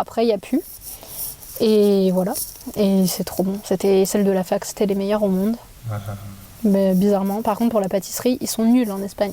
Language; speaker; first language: French; native; French